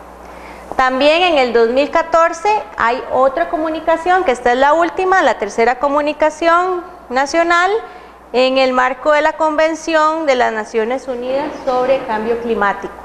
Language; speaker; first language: Spanish; native; Spanish